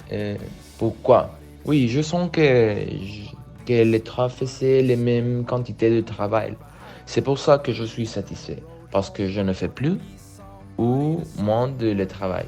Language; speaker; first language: French; non-native, learner; Spanish